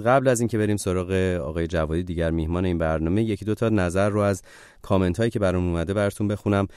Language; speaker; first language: Persian; native; Persian